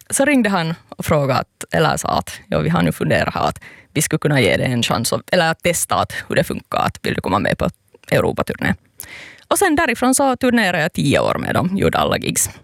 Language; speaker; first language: Swedish; native; Swedish